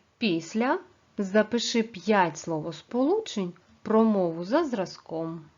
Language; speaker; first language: Ukrainian; native; Ukrainian